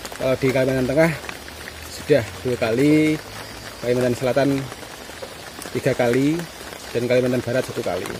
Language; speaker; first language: Indonesian; non-native, local second language; Javanese